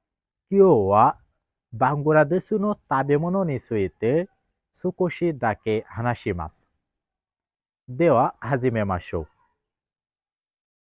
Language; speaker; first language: Japanese; non-native, learner; Bangla